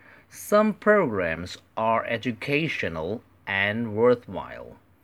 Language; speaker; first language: English; non-native, fluent; Chinese